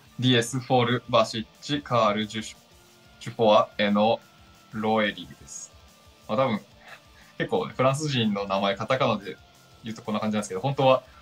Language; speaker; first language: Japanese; native; Japanese